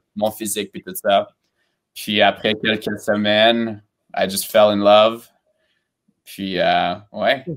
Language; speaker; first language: French; early bilingual, other home language; Romanian